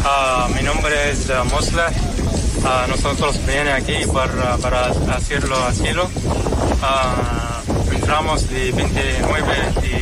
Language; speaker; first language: Spanish; non-native, learner; Arabic